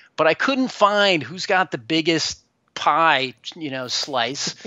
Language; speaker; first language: English; native; English